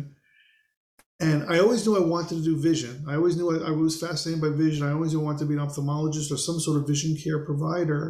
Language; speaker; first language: English; native; English